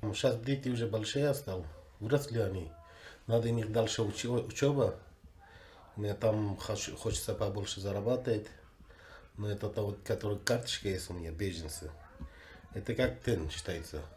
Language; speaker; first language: Russian; non-native, local second language; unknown